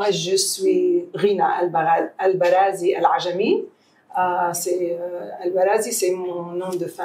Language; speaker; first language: French; non-native, fluent; Arabic